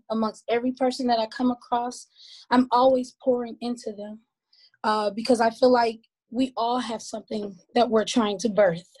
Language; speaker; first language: English; native; English